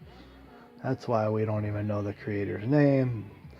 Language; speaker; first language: English; native; English